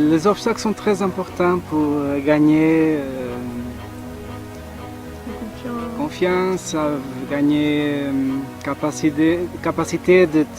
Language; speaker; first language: French; non-native, learner; Portuguese